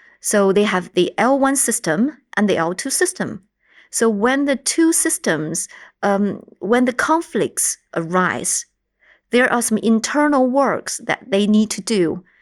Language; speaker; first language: English; non-native, fluent; Chinese